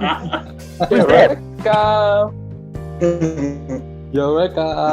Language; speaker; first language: English; non-native, learner; Indonesian